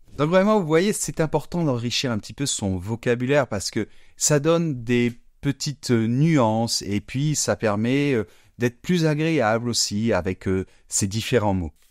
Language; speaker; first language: French; native; French